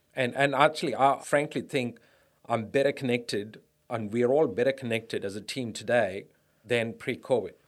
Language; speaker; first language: English; non-native, local second language; Tamil